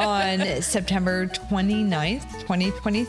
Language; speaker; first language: English; native; English